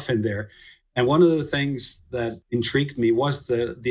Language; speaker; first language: English; non-native, fluent; Icelandic